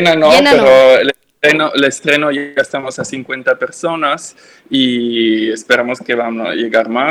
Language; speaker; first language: Spanish; non-native, fluent; French